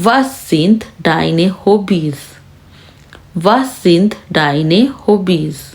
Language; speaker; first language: German; non-native, fluent; Urdu